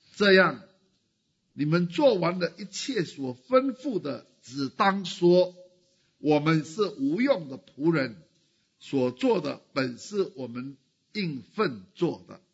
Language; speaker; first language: Chinese; native; Chinese